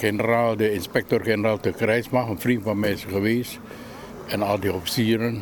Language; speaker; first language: Dutch; non-native, fluent; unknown